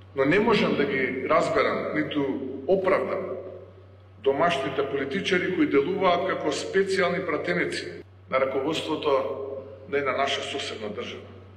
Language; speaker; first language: Macedonian; native; Macedonian